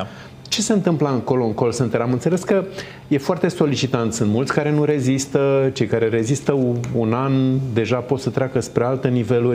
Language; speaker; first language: Romanian; native; Romanian